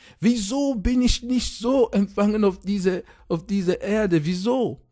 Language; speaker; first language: German; non-native, fluent; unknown